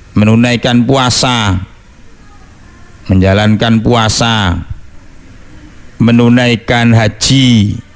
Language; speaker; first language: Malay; non-native, local second language; Javanese